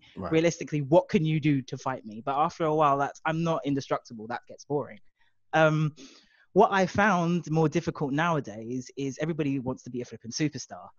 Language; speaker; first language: English; native; English